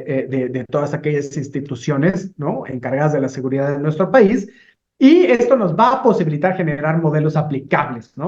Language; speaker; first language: Spanish; native; Spanish